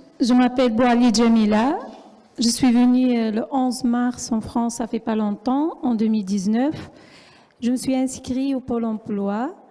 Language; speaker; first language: French; non-native, local second language; Arabic